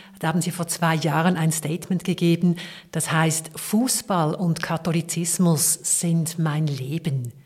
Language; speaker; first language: German; native; German